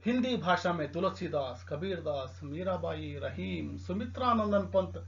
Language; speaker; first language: Hindi; non-native, local second language; Telugu